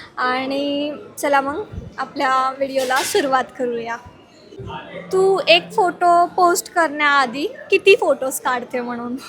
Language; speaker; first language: Marathi; non-native, local second language; Lambadi